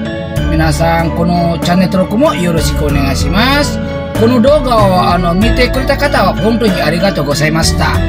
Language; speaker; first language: Japanese; non-native, fluent; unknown